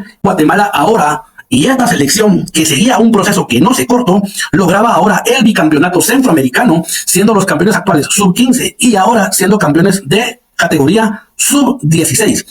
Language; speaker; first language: Spanish; native; Spanish